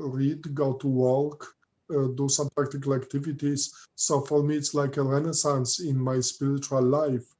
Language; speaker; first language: English; non-native, fluent; Polish